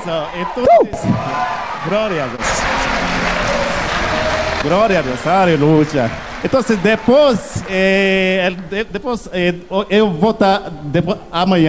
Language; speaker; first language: Portuguese; non-native, learner; Haitian Creole